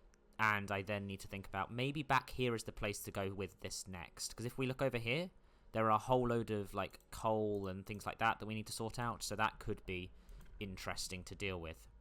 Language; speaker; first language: English; native; English